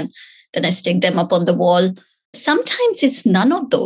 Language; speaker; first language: English; non-native, local second language; Hindi